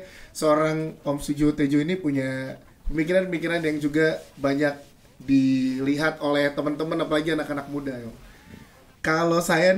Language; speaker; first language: Indonesian; native; Indonesian